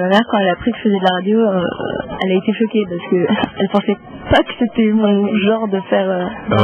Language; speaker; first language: French; non-native, learner; English